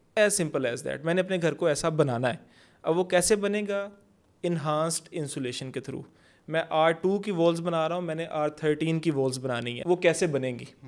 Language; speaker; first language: Urdu; non-native, local second language; Punjabi